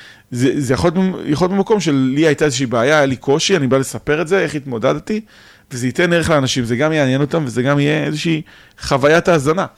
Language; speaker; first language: Hebrew; native; Hebrew